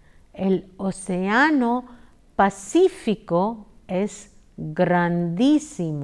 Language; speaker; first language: Spanish; non-native, fluent; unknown